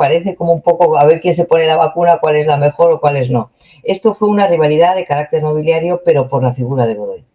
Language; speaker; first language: Spanish; native; Spanish